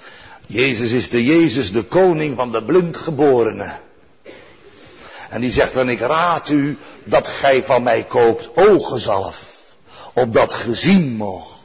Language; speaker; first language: Dutch; native; Dutch